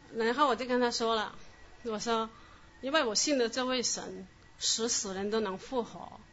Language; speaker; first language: Chinese; non-native, local second language; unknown